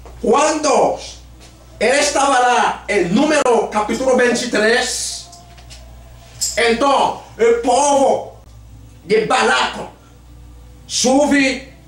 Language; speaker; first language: Portuguese; non-native, learner; Haitian Creole